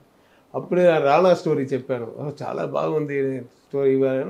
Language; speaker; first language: Telugu; non-native, learner; Tamil